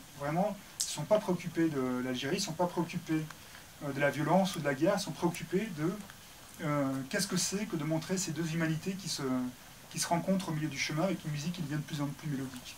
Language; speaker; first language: French; native; French